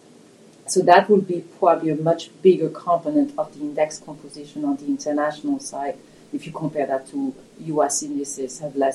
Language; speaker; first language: English; non-native, fluent; French